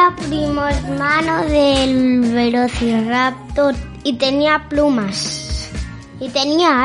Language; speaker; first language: Spanish; native; Spanish